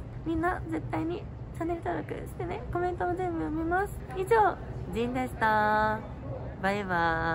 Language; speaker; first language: Japanese; native; Japanese